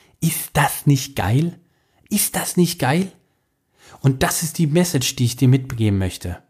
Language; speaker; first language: German; native; German